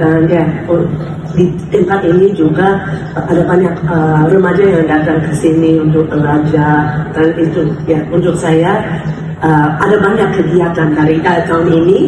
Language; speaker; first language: Indonesian; non-native, fluent; English